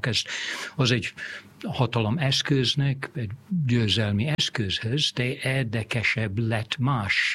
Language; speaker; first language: Hungarian; non-native, fluent; English